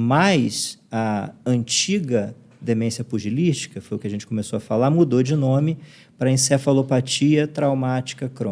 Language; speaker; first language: Portuguese; native; Portuguese